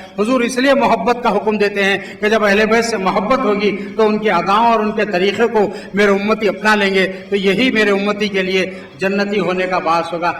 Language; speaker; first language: Urdu; native; Urdu